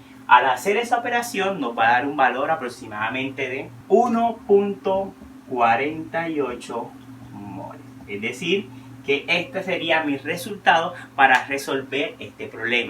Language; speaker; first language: Spanish; native; Spanish